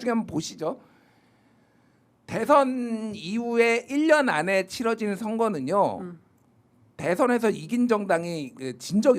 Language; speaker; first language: Korean; native; Korean